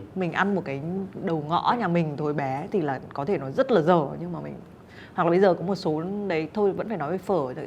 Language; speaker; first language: Vietnamese; native; Vietnamese